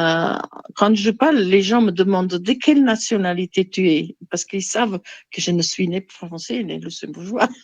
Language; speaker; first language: French; non-native, fluent; Italian